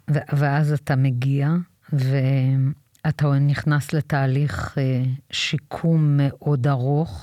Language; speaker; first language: Hebrew; native; Hebrew